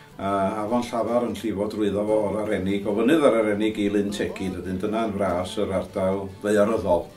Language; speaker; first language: Welsh; native; Welsh